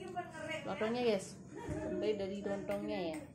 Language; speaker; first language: Indonesian; non-native, local second language; Javanese